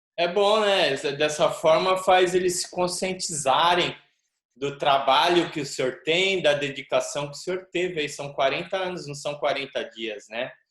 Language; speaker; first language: Portuguese; native; Portuguese